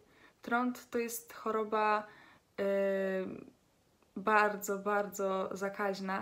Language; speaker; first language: Polish; native; Polish